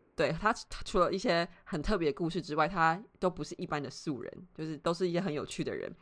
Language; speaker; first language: Chinese; native; Chinese